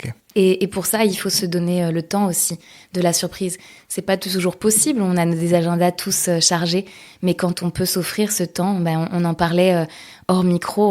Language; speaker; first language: French; native; French